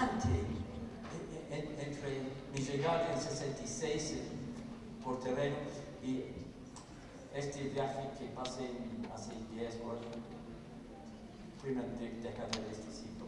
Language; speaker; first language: Spanish; non-native, fluent; English